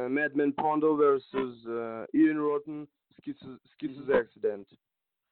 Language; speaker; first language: English; non-native, learner; Russian